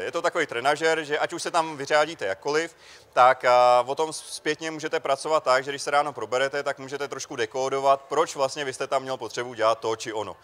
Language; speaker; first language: Czech; native; Czech